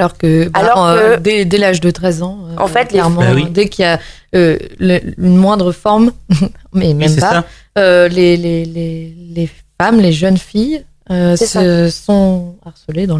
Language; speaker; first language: French; native; French